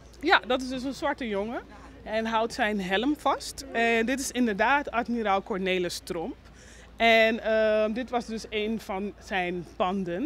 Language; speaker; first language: Dutch; non-native, local second language; Papiamento